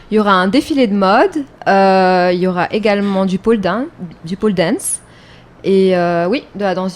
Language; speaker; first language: French; native; French